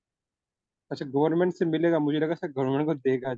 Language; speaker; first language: Hindi; native; Hindi